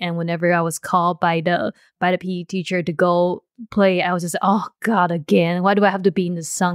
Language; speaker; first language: English; non-native, fluent; Chinese